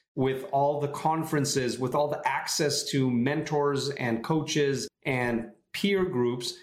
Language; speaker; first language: English; non-native, fluent; Hebrew